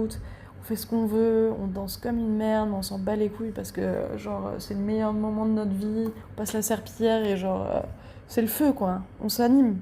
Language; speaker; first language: French; native; French